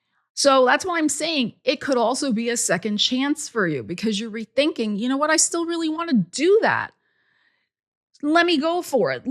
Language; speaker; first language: English; native; English